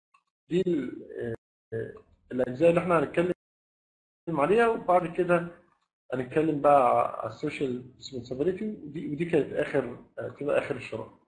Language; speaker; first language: Arabic; native; Arabic